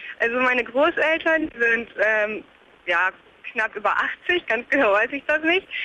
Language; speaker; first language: German; native; German